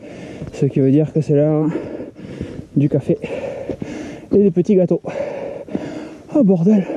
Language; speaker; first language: French; native; French